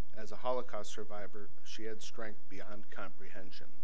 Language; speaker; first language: English; native; English